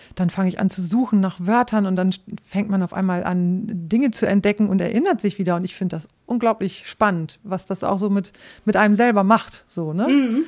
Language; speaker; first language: German; native; German